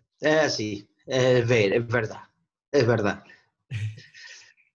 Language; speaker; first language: Portuguese; non-native, learner; Spanish